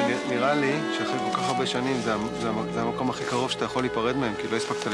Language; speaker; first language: Hebrew; native; Hebrew